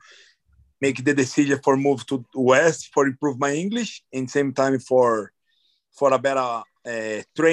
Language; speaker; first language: English; non-native, fluent; Portuguese